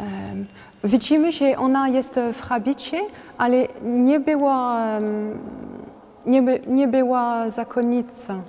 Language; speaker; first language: Polish; non-native, learner; French